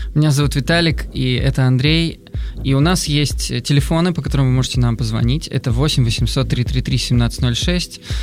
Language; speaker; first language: Russian; native; Russian